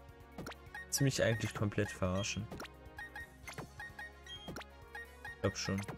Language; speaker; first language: German; native; German